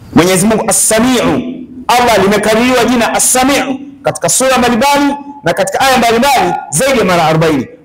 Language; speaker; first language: Swahili; native; Swahili